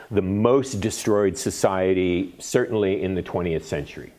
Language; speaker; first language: English; native; English